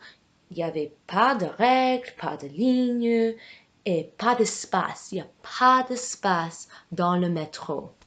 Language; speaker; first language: French; non-native, fluent; English